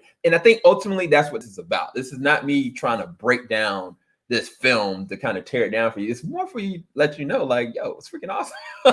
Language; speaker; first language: English; native; English